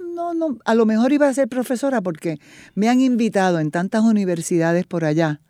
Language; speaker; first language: Spanish; native; Spanish